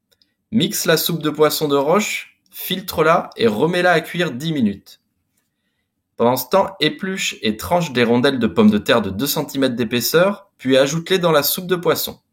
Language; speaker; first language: French; native; French